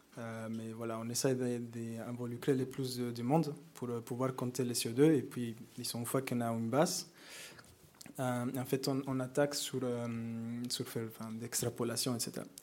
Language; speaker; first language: French; non-native, fluent; Spanish